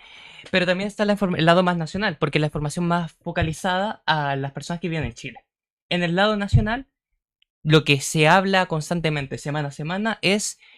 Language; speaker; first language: Spanish; native; Spanish